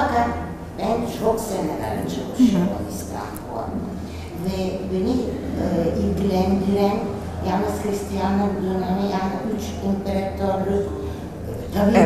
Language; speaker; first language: Turkish; non-native, fluent; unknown